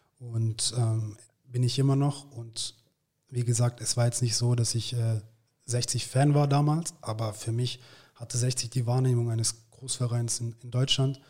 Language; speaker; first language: German; early bilingual, other home language; Turkish